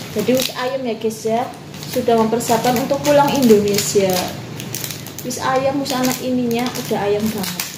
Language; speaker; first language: Indonesian; non-native, local second language; Javanese